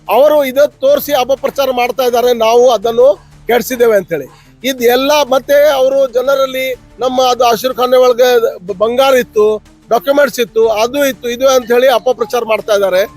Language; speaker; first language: Kannada; non-native, local second language; Urdu